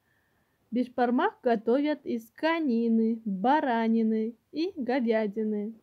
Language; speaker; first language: Russian; non-native, local second language; Kyrgyz